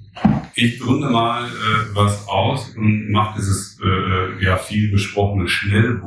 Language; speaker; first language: German; native; German